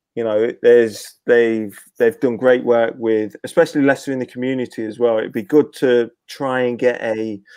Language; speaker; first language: English; native; English